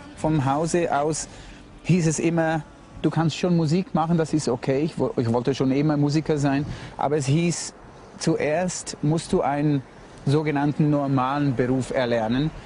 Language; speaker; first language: German; native; German